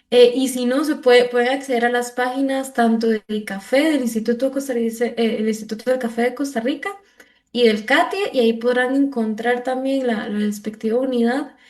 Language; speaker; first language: Spanish; native; Spanish